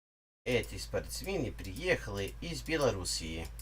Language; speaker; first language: Russian; non-native, learner; English